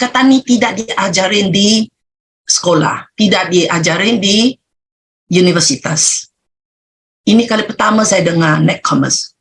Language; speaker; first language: Malay; non-native, local second language; Chinese